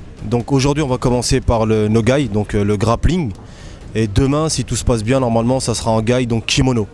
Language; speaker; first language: French; native; French